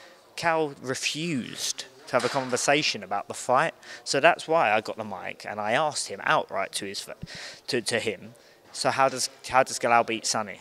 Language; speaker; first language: English; native; English